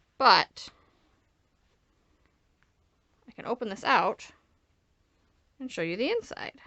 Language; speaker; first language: English; native; English